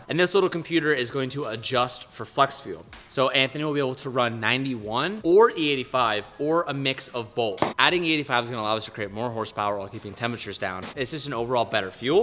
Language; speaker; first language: English; native; English